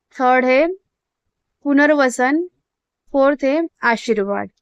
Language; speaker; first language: Hindi; non-native, local second language; Marathi